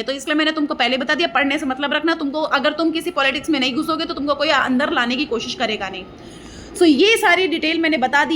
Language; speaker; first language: Hindi; native; Hindi